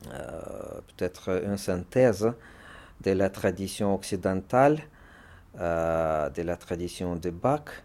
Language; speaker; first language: French; non-native, fluent; Russian